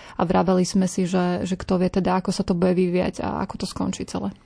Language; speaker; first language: Slovak; native; Slovak